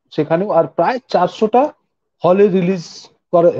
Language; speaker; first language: Bangla; non-native, local second language; Hindi